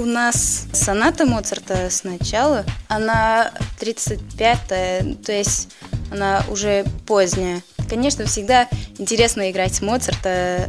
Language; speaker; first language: Russian; early bilingual, heritage; Russian